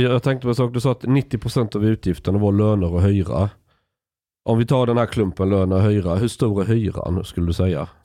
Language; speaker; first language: Swedish; early bilingual, other home language; Persian